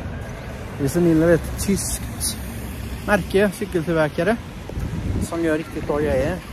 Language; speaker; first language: Swedish; native; Swedish